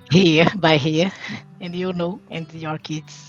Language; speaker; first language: English; non-native, learner; Portuguese